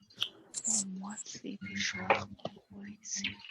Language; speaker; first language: French; non-native, learner; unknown